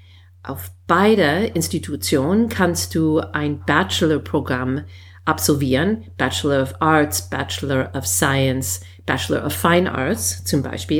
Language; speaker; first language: German; non-native, fluent; English